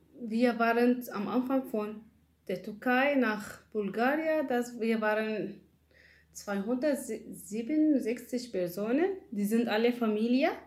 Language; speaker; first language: German; non-native, learner; Arabic